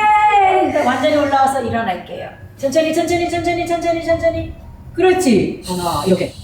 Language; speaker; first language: Korean; native; Korean